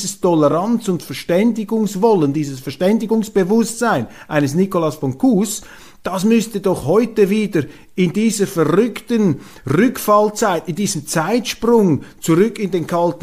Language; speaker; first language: German; native; German